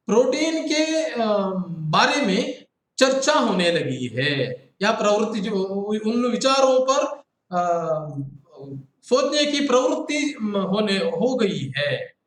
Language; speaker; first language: Hindi; non-native, local second language; Kannada